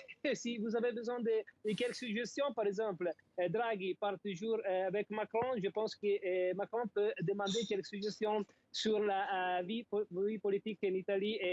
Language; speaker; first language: French; non-native, fluent; Italian